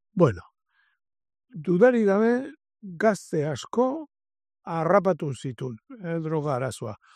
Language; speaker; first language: Basque; native; Basque